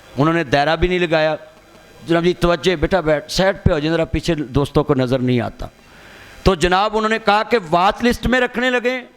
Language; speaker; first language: Urdu; non-native, local second language; Punjabi